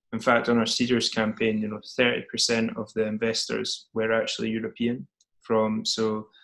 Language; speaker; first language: English; native; English